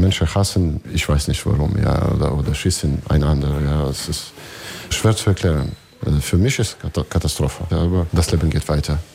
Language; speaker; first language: German; non-native, learner; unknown